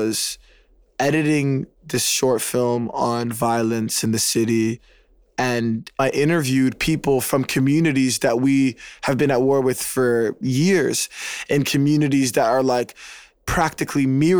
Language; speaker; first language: English; native; English